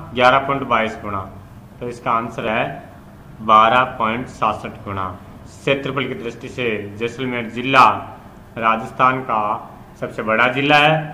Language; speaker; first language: Hindi; native; Hindi